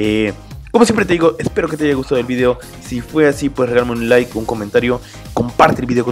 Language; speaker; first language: Spanish; native; Spanish